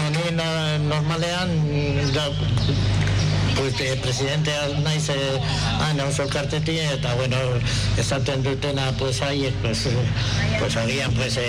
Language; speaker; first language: Basque; non-native, local second language; Spanish